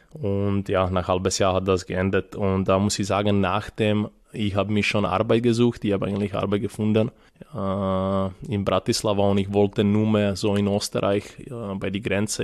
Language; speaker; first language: German; non-native, fluent; Serbian